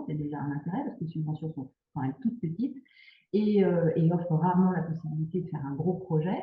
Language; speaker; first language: French; native; French